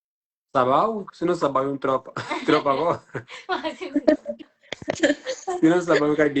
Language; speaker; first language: Filipino; non-native, learner; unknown